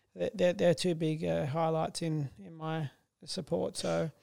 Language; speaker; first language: English; native; English